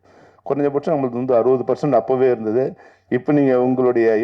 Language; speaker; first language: Tamil; native; Tamil